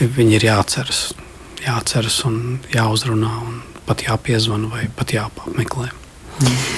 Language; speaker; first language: Latvian; native; Latvian